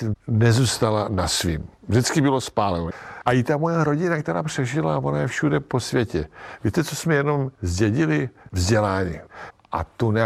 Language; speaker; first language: Czech; non-native, fluent; Serbian